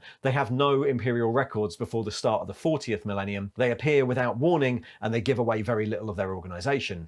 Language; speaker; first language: English; native; English